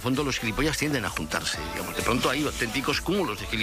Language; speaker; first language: Spanish; native; Spanish